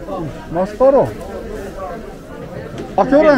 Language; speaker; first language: Spanish; non-native, fluent; Korean